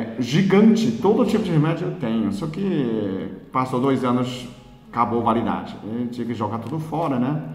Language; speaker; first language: Portuguese; non-native, fluent; Chinese